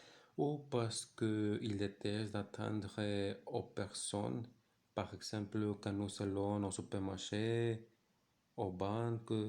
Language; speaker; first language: French; non-native, learner; Spanish